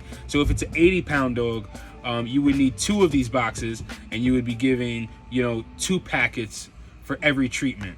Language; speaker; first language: English; native; English